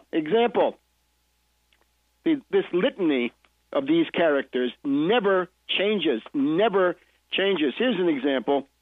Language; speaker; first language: English; native; English